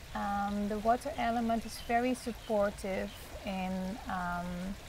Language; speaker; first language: English; non-native, fluent; Dutch